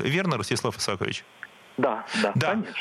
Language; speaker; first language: Russian; native; Russian